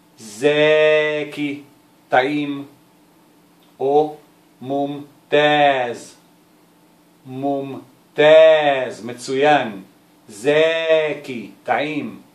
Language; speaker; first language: Hebrew; non-native, local second language; Arabic